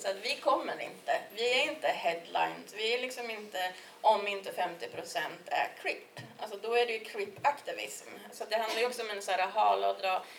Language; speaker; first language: Swedish; native; Swedish